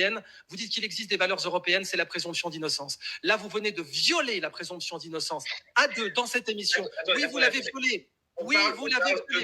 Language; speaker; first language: French; native; French